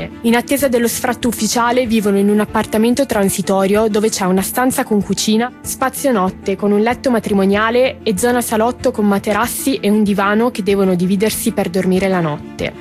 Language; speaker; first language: Italian; native; Italian